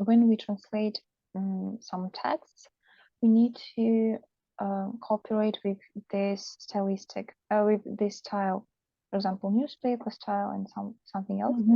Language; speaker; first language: English; non-native, learner; Russian